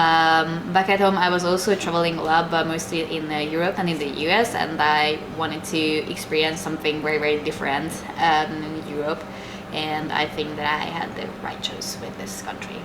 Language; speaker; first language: English; non-native, fluent; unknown